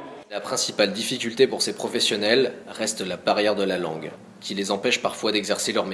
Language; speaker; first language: French; native; French